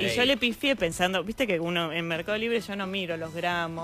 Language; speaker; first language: Spanish; native; Spanish